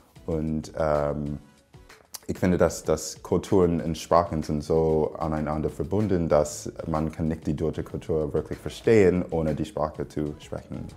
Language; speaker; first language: German; non-native, fluent; English